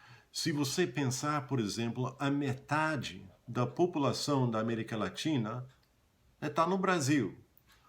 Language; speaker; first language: Portuguese; non-native, fluent; English